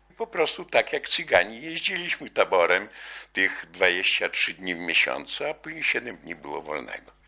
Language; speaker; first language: Polish; native; Polish